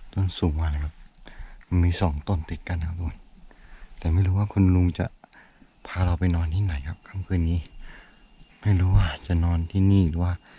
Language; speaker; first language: Thai; non-native, local second language; Karen languages